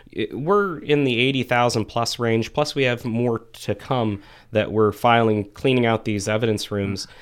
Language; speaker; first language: English; native; English